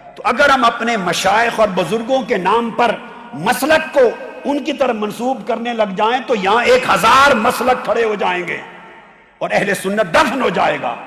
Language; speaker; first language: Urdu; non-native, local second language; Punjabi